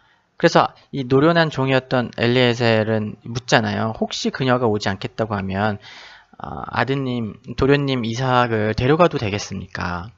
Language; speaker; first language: Korean; native; Korean